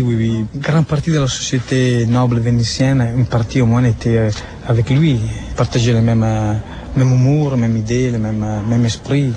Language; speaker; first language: French; non-native, fluent; Italian